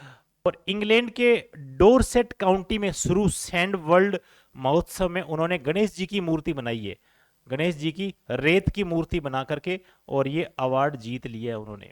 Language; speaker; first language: Hindi; native; Hindi